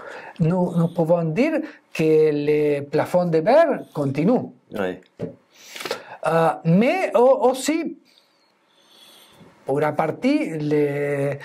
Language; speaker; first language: French; non-native, fluent; Spanish